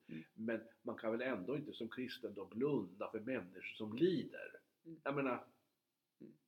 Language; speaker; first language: Swedish; native; Swedish